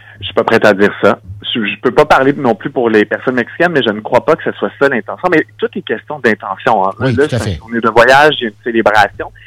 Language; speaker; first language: French; native; French